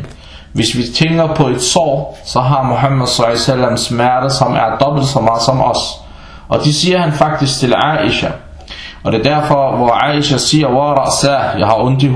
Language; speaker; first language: Danish; non-native, fluent; Arabic